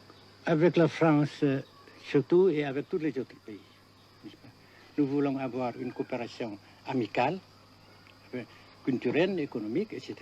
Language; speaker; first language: French; non-native, local second language; Vietnamese